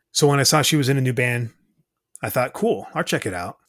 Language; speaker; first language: English; native; English